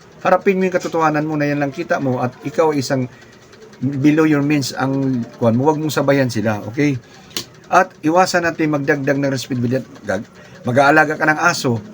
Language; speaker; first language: Filipino; non-native, local second language; Cebuano